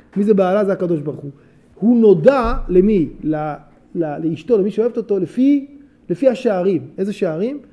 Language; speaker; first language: Hebrew; native; Hebrew